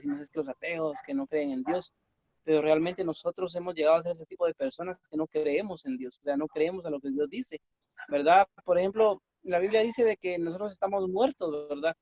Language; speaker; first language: Spanish; native; Spanish